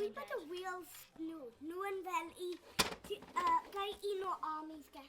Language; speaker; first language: Welsh; non-native, local second language; English